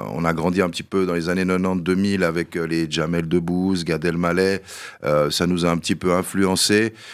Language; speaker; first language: French; early bilingual, other home language; Kabyle